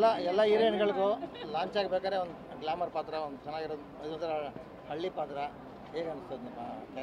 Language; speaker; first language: Kannada; native; Kannada